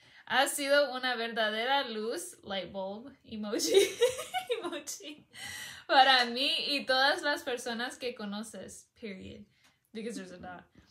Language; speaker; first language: Spanish; early bilingual, other home language; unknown